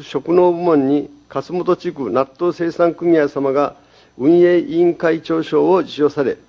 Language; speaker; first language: Japanese; native; Japanese